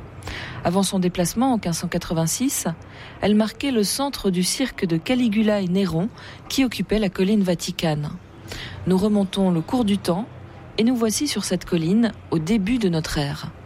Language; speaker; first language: French; native; French